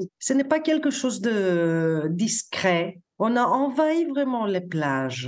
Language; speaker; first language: French; non-native, fluent; Greek